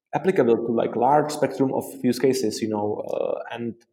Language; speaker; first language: English; non-native, fluent; Czech